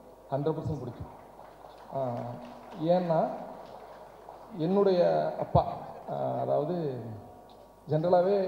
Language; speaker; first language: Tamil; native; Tamil